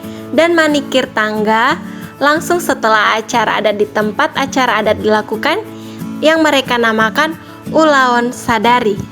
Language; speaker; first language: Indonesian; native; Indonesian